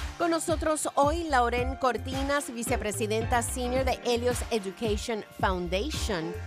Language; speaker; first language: Spanish; native; Spanish